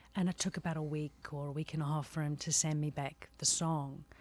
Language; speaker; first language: English; native; English